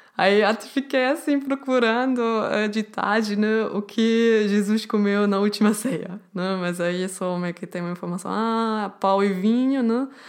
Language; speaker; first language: Portuguese; non-native, fluent; German